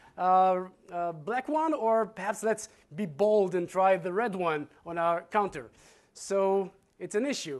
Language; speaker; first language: English; non-native, fluent; Hebrew